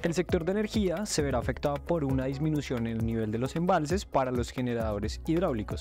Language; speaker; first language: Spanish; native; Spanish